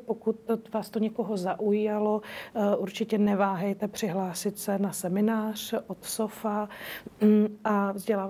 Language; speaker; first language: Czech; native; Czech